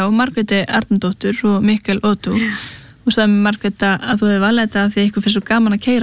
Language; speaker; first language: Icelandic; native; Icelandic